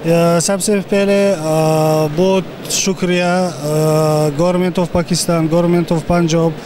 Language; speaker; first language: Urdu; non-native, fluent; Tajik